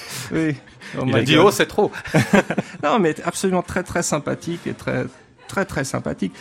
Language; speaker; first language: French; native; French